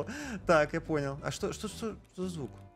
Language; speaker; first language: Russian; native; Russian